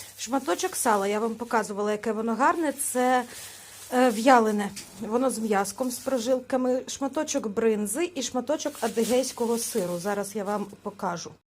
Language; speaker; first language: Ukrainian; native; Ukrainian